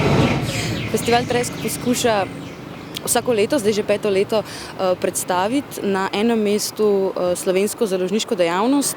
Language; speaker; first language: Slovenian; native; Slovenian